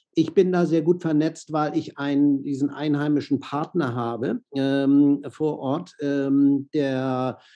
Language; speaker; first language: German; native; German